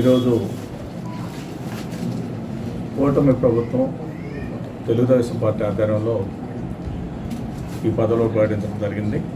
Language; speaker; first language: Telugu; native; Telugu